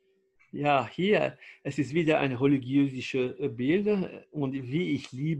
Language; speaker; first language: German; non-native, fluent; French